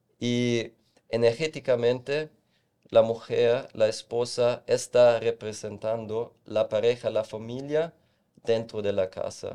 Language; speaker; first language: Spanish; non-native, fluent; German